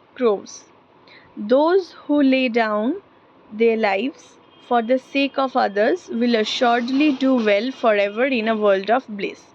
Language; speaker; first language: English; non-native, local second language; Bangla